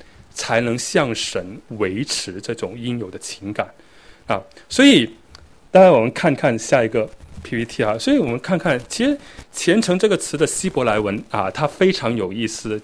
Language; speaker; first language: Chinese; native; Chinese